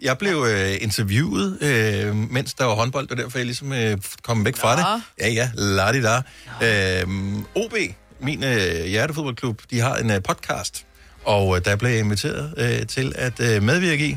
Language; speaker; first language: Danish; native; Danish